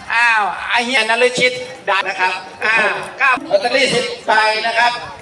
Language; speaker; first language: Thai; native; Thai